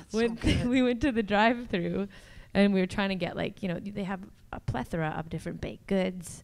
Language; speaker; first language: English; native; English